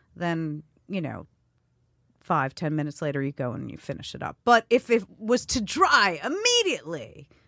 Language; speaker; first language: English; native; English